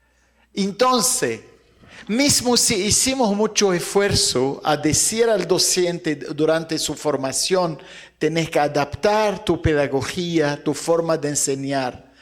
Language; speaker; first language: Spanish; non-native, fluent; Arabic